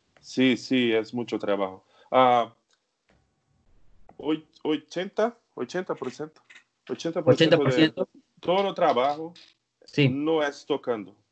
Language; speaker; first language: Spanish; non-native, learner; Portuguese